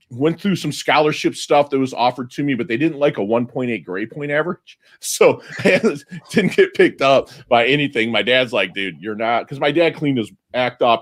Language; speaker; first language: English; native; English